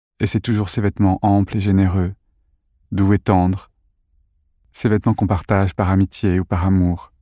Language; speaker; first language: French; native; French